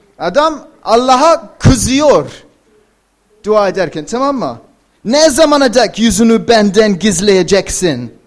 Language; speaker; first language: Turkish; non-native, fluent; English